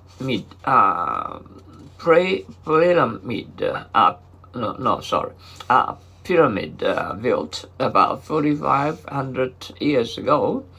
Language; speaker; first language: English; non-native, learner; Japanese